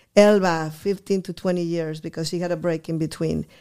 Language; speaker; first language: English; non-native, fluent; Spanish